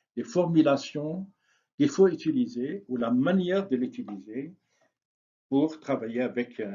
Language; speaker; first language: French; non-native, local second language; Arabic